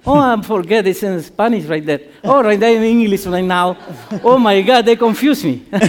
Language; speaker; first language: English; non-native, learner; Spanish